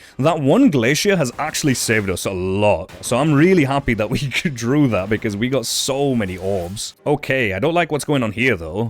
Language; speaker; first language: English; native; English